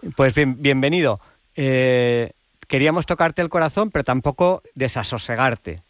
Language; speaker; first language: Spanish; native; Spanish